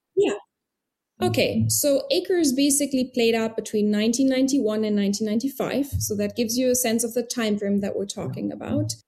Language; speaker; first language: English; non-native, fluent; German